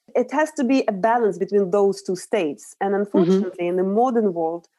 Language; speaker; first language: English; non-native, fluent; Russian